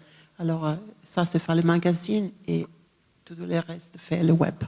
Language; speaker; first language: French; non-native, fluent; Italian